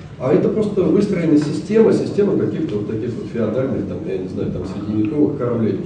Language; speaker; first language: Russian; native; Russian